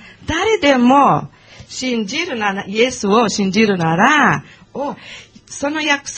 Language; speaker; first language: Japanese; non-native, learner; English